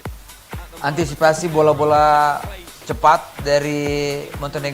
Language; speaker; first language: Indonesian; native; Indonesian